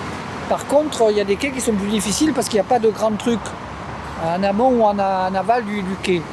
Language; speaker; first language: French; native; French